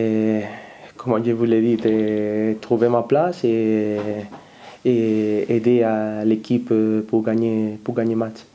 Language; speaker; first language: French; non-native, learner; Spanish